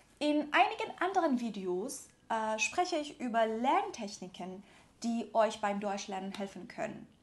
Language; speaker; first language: German; non-native, fluent; Persian